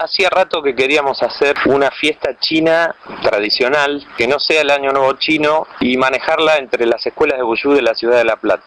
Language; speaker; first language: Spanish; native; Spanish